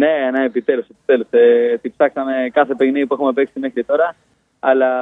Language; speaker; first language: Greek; non-native, fluent; Spanish